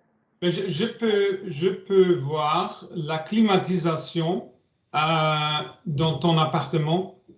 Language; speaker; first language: French; non-native, learner; English